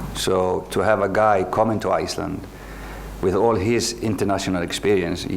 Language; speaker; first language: English; non-native, fluent; Icelandic